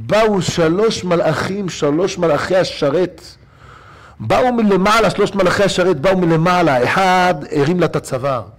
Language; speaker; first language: Hebrew; native; Hebrew